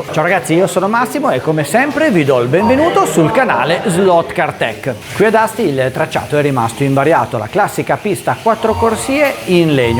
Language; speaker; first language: Italian; native; Italian